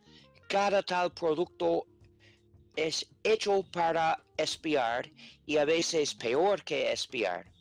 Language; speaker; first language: Spanish; non-native, fluent; English